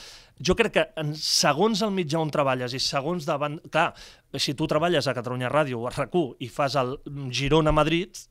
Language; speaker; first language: Catalan; native; Catalan